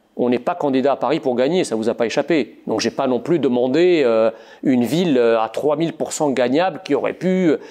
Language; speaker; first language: French; native; French